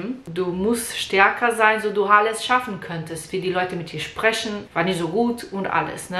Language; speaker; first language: German; non-native, learner; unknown